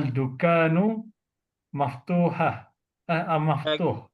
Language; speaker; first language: Arabic; non-native, learner; Malay